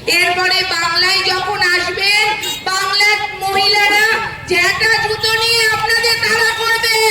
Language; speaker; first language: Bangla; native; Bangla